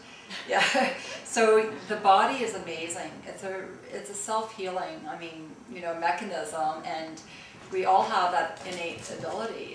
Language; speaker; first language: English; early bilingual, other home language; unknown